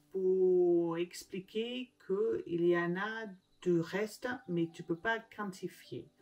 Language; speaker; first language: French; non-native, learner; English